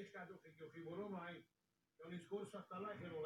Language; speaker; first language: Welsh; native; Welsh